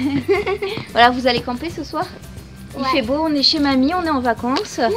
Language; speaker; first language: French; native; French